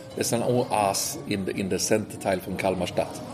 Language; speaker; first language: German; non-native, learner; Swedish